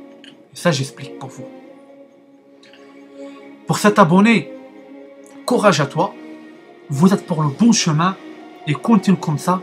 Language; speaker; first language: French; non-native, learner; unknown